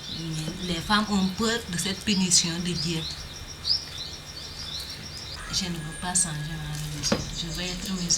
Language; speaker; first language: French; non-native, learner; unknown